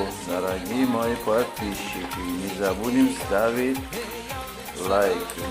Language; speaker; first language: Russian; non-native, local second language; Tajik